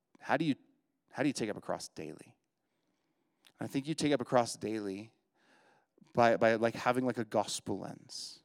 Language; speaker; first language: English; native; English